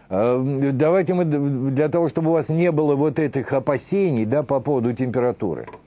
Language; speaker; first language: Russian; native; Russian